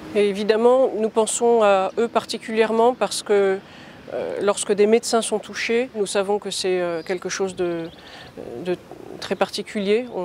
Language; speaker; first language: French; native; French